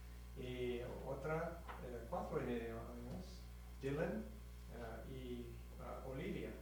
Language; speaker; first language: Spanish; non-native, learner; English